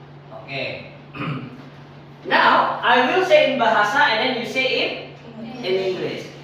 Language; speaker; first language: English; non-native, fluent; Indonesian